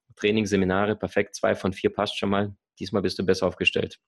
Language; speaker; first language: German; early bilingual, other home language; Russian